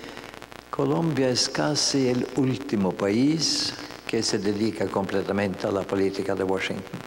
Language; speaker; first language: Spanish; non-native, fluent; Norwegian